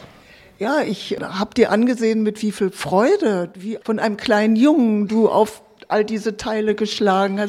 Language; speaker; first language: German; native; German